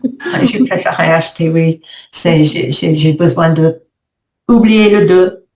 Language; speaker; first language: French; non-native, learner; English